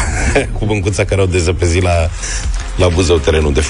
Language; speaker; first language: Romanian; native; Romanian